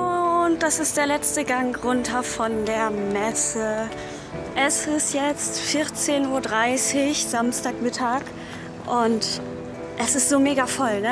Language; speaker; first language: German; native; German